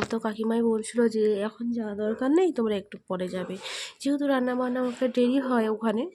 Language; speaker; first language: Bangla; non-native, local second language; Santali